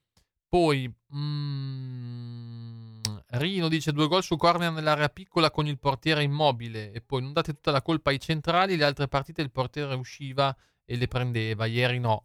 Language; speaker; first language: Italian; native; Italian